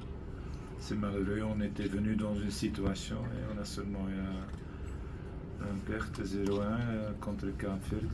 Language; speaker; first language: French; non-native, fluent; Dutch